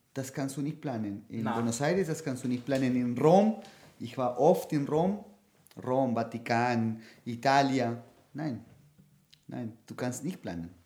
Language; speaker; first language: German; non-native, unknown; Spanish